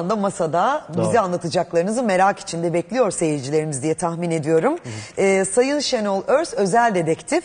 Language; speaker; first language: Turkish; native; Turkish